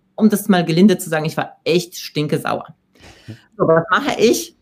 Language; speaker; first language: German; non-native, fluent; Polish